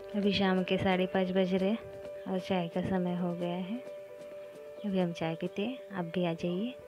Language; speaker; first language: Hindi; non-native, local second language; Marathi